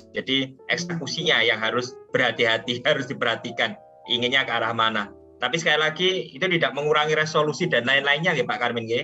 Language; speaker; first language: Indonesian; non-native, local second language; Javanese